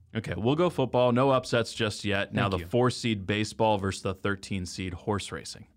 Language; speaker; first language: English; native; English